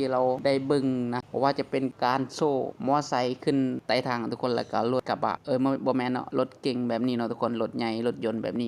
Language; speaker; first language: Thai; non-native, local second language; Northeastern Thai